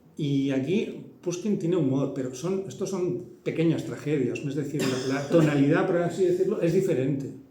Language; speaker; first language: Spanish; early bilingual, heritage; Spanish